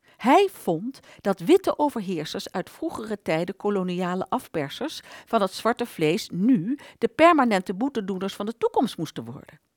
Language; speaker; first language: Dutch; native; Dutch